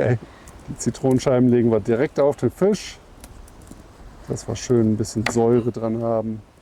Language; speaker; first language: German; native; German